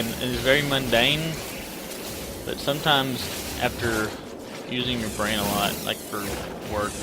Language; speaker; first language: English; native; English